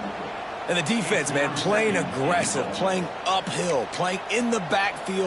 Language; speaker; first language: English; native; English